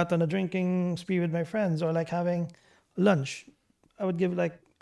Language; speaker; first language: English; non-native, local second language; Cebuano